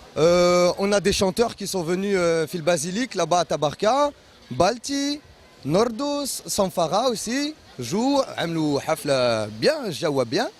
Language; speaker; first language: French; early bilingual, other home language; Arabic